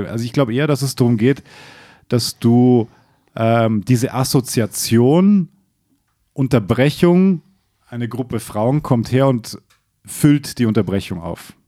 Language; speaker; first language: German; native; German